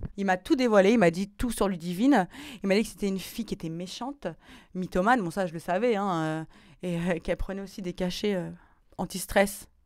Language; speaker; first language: French; native; French